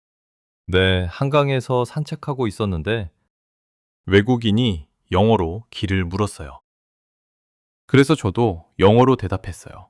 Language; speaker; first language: Korean; non-native, fluent; English